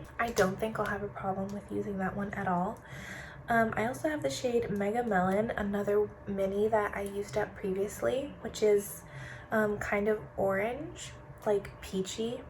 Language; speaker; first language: English; native; English